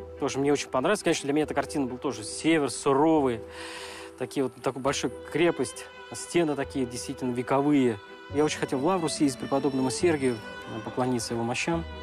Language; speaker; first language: Russian; non-native, local second language; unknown